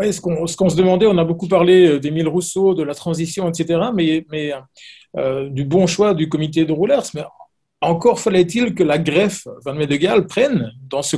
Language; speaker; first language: French; native; French